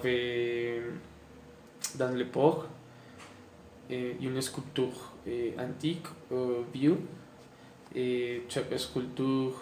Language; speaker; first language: French; non-native, learner; Spanish